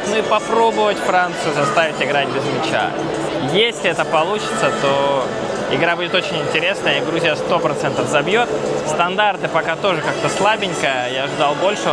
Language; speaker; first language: Russian; native; Russian